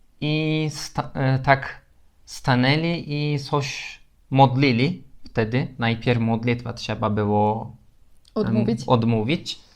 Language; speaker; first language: Polish; non-native, learner; Turkish